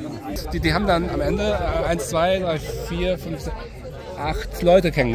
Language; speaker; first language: German; native; German